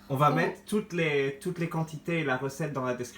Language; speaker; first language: French; native; French